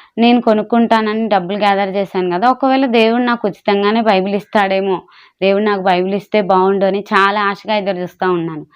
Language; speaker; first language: Telugu; non-native, local second language; Urdu